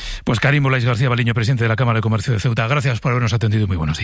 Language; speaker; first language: Spanish; native; Spanish